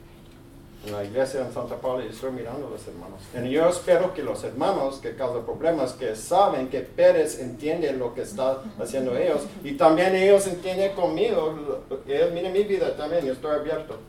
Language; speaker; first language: Spanish; early bilingual, heritage; English